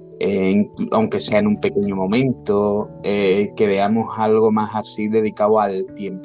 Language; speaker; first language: Spanish; native; Spanish